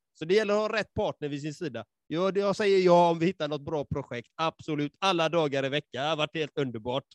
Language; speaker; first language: Swedish; native; Swedish